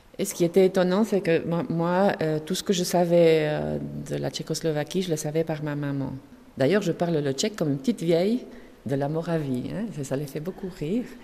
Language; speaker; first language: French; non-native, fluent; Spanish